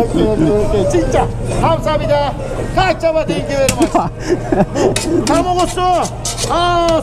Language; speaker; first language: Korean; non-native, learner; Turkish